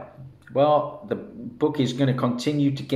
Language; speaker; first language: English; native; English